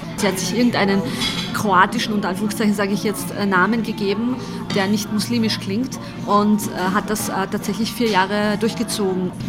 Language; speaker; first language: German; early bilingual, other home language; Bosnian